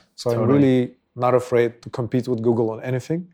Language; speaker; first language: English; non-native, fluent; Russian